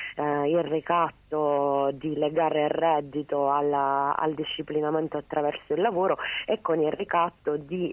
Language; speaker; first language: Italian; native; Italian